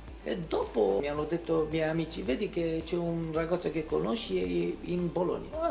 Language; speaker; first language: Italian; non-native, fluent; Romanian